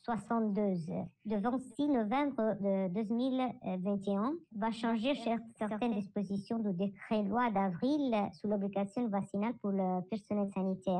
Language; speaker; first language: French; non-native, learner; Italian